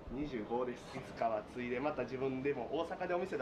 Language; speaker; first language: Japanese; native; Japanese